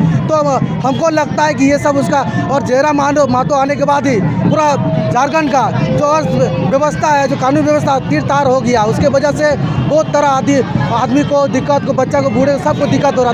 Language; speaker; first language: Hindi; native; Hindi